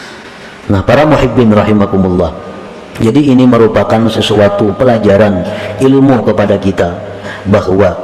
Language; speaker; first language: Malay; non-native, local second language; Banjar